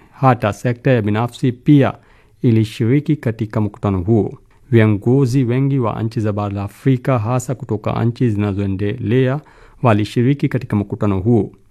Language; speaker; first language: Swahili; non-native, fluent; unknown